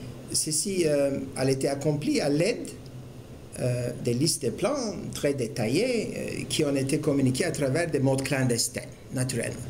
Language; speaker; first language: French; non-native, fluent; Turkish